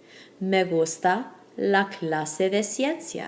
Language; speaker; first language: Spanish; non-native, fluent; English